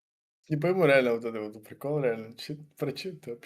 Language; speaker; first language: Russian; native; Russian